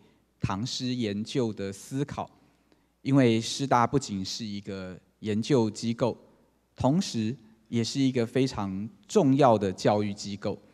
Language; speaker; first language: Chinese; native; Chinese